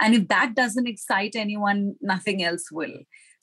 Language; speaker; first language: English; non-native, local second language; Hindi